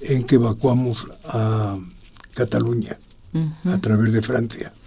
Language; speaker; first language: Spanish; native; Spanish